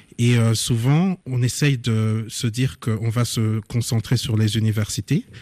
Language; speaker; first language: French; non-native, local second language; Lingala